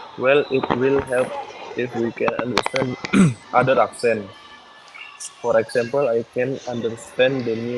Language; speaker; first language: English; non-native, learner; Indonesian